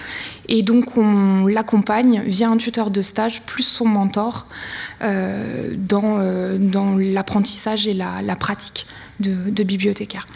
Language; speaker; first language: French; native; French